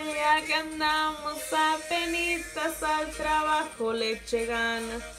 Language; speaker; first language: Spanish; early bilingual, heritage; Spanish